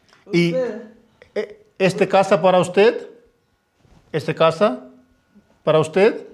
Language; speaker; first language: Spanish; non-native, learner; Urdu